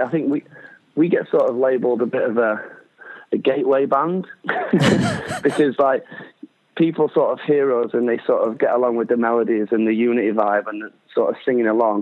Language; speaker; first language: English; native; English